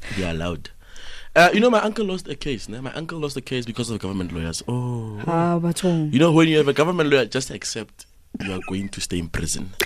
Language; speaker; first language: English; non-native, local second language; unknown